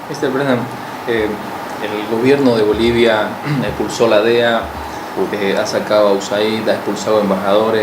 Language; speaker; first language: Spanish; native; Spanish